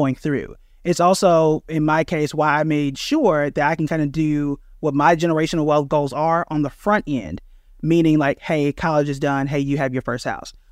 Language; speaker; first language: English; native; English